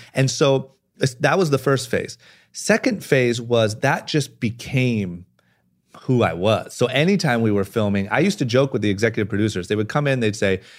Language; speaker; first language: English; native; English